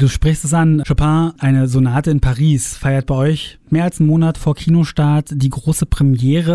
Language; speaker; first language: German; native; German